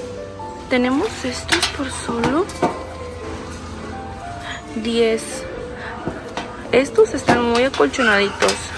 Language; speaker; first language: Spanish; native; Spanish